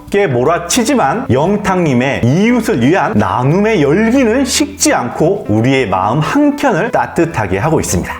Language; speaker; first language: Korean; native; Korean